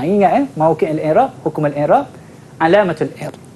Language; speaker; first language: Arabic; non-native, fluent; Malay